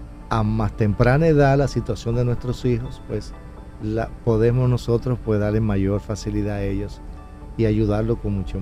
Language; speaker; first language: Spanish; native; Spanish